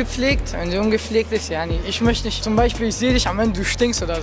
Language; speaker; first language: German; early bilingual, other home language; Arabic